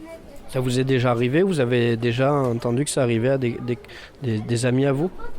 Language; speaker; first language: French; native; French